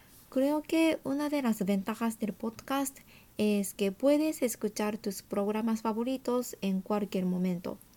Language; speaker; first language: Spanish; non-native, fluent; Japanese